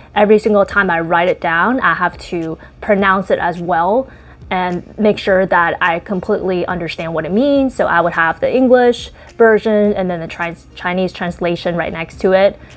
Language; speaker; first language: English; early bilingual, other home language; Chinese